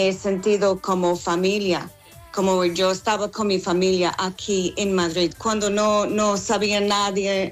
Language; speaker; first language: Spanish; non-native, fluent; English